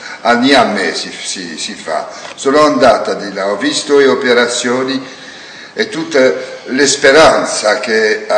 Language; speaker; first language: Italian; non-native, learner; French